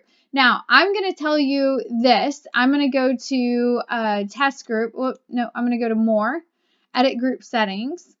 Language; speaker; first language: English; native; English